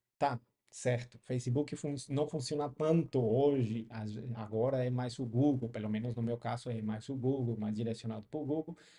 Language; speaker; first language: Portuguese; non-native, fluent; Spanish